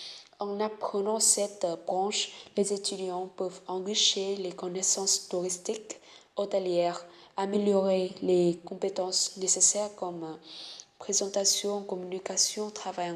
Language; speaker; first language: French; non-native, learner; Vietnamese